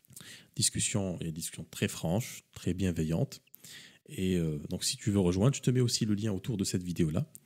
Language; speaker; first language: French; native; French